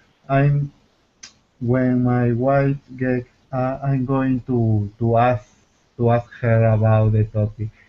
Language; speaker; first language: English; non-native, learner; Spanish